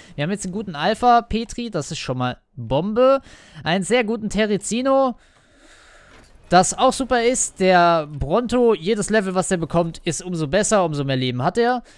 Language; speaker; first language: German; native; German